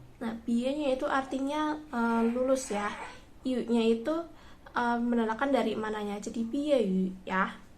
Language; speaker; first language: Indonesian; native; Indonesian